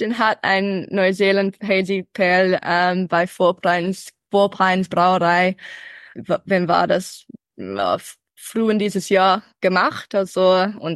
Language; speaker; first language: German; early bilingual, heritage; English